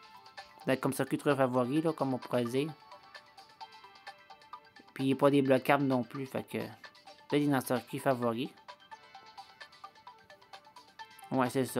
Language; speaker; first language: French; native; French